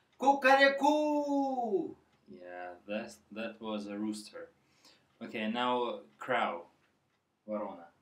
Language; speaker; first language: English; non-native, fluent; Russian